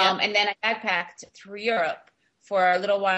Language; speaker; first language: English; early bilingual, other home language; Russian